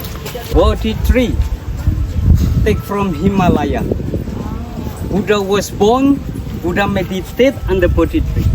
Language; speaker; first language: English; non-native, learner; Indonesian